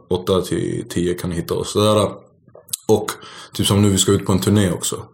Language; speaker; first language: Swedish; early bilingual, other home language; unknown